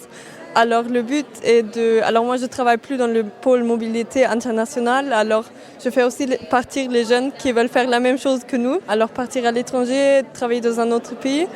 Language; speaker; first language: French; non-native, fluent; German